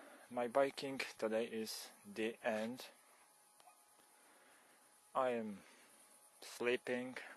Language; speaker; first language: English; non-native, learner; Polish